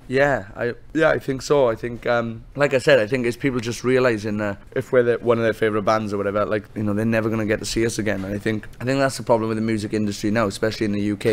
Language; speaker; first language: English; native; English